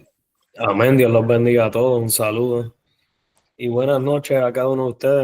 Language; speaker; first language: Spanish; native; Spanish